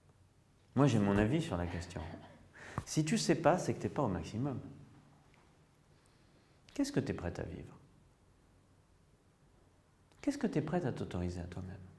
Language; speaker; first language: French; native; French